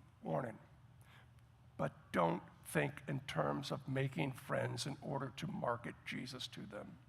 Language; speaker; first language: English; native; English